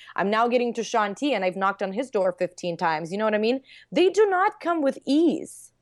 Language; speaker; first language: English; non-native, fluent; Russian